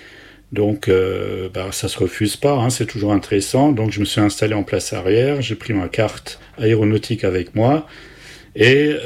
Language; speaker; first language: French; native; French